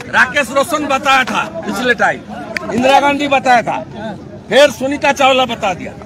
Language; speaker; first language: Hindi; non-native, local second language; Bangla